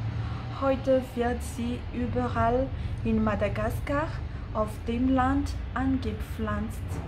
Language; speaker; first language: German; non-native, fluent; Malagasy